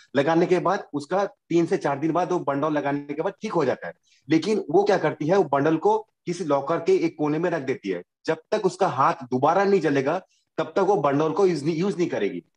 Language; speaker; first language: Hindi; non-native, local second language; Bangla